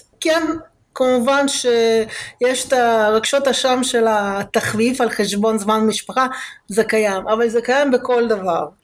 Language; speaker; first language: Hebrew; early bilingual, other home language; Russian